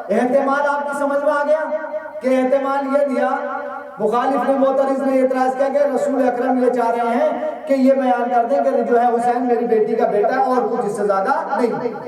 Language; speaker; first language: Urdu; native; Urdu